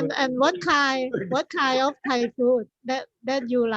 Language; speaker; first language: English; non-native, learner; Thai